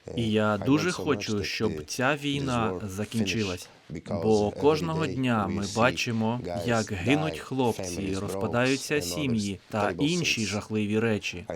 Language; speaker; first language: Ukrainian; early bilingual, heritage; Portuguese